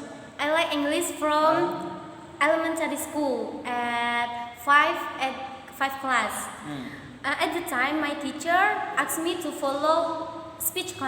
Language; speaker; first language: English; non-native, learner; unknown